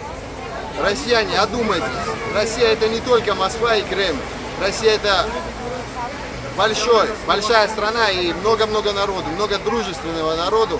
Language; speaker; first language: Russian; non-native, fluent; Georgian